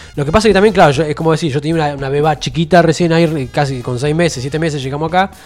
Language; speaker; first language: Spanish; native; Spanish